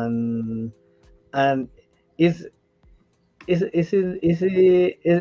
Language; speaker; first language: English; non-native, learner; Spanish